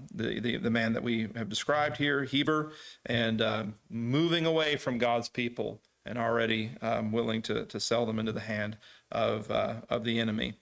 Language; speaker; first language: English; native; English